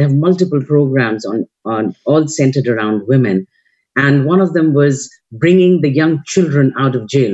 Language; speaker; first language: English; non-native, local second language; Hindi